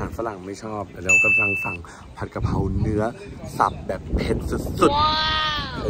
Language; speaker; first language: Thai; native; Thai